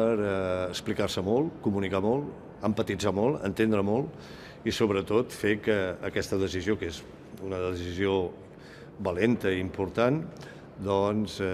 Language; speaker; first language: Catalan; native; Catalan